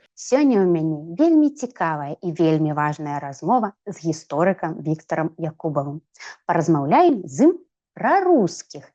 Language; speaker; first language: Belarusian; non-native, local second language; Russian